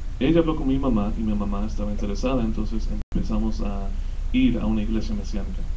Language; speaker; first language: Spanish; early bilingual, heritage; Spanish